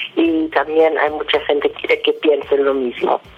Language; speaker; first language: Spanish; non-native, fluent; Dutch